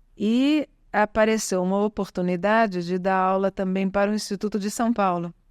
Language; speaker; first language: Portuguese; early bilingual, other home language; Italian